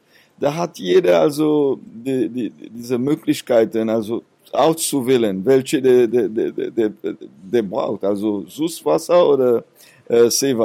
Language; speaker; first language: German; non-native, fluent; Seselwa Creole French